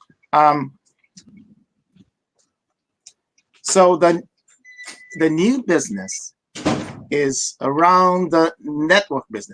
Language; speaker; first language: English; non-native, fluent; Japanese